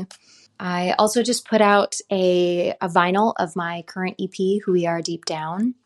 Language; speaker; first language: English; native; English